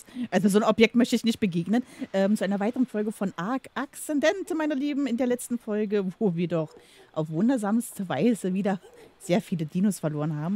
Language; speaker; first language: German; native; German